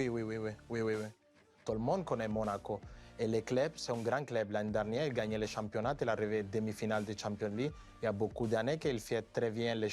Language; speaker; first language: French; non-native, learner; Spanish